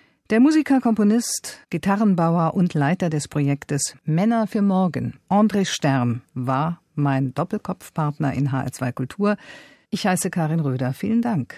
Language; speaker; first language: German; native; German